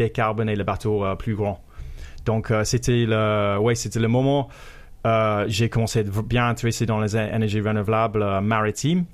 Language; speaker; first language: French; non-native, fluent; English